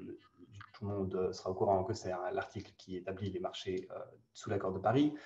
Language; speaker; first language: French; native; French